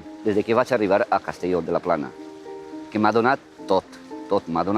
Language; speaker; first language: Catalan; early bilingual, other home language; Romanian